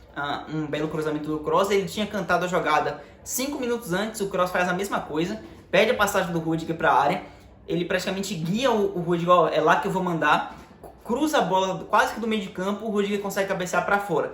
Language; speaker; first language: Portuguese; native; Portuguese